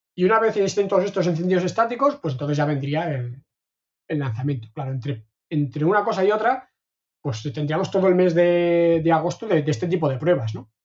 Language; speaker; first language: Spanish; native; Spanish